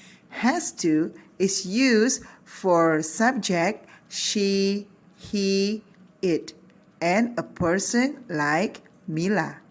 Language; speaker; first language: English; non-native, learner; Indonesian